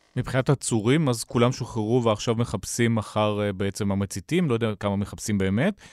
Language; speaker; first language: Hebrew; native; Hebrew